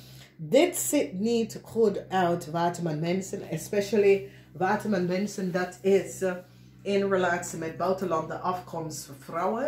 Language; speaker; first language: Dutch; non-native, learner; English